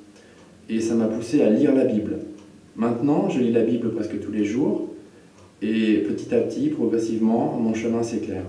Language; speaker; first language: French; native; French